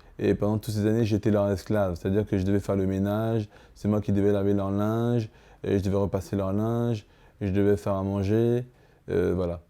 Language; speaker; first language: French; early bilingual, other home language; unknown